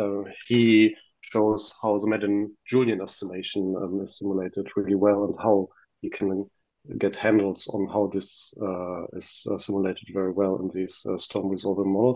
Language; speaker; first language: English; non-native, fluent; German